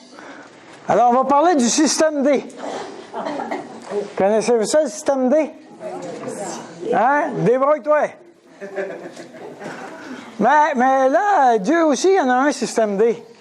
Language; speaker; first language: French; native; French